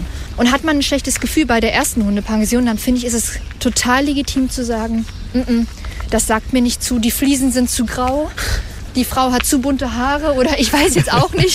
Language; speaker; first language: German; native; German